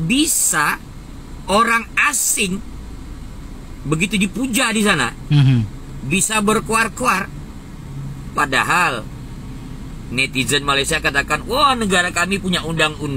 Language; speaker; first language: Indonesian; non-native, local second language; Malay